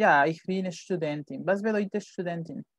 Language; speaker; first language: German; non-native, fluent; Spanish